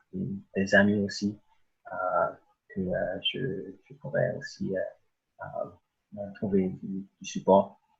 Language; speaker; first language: French; early bilingual, other home language; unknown